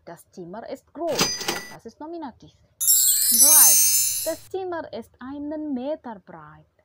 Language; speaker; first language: German; non-native, fluent; Indonesian